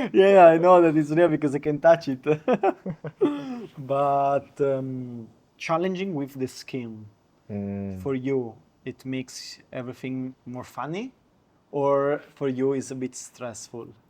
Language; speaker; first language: English; non-native, learner; Italian